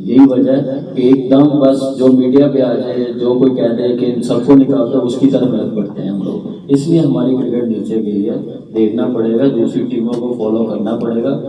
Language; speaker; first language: Urdu; non-native, local second language; Punjabi